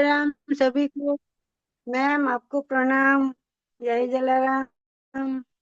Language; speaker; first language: Hindi; non-native, local second language; Odia